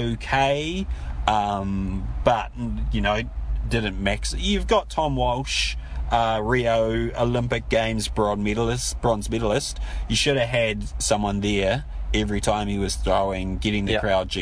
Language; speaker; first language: English; native; English